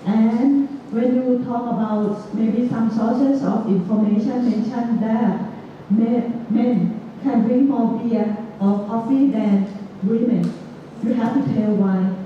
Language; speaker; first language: English; non-native, fluent; Thai